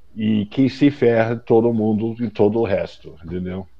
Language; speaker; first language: Portuguese; non-native, fluent; English